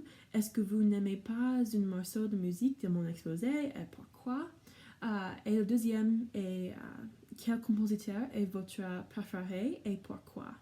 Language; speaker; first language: French; non-native, learner; English